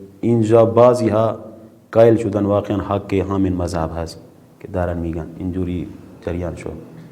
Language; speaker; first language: Persian; non-native, fluent; Urdu